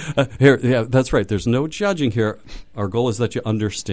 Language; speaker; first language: English; native; English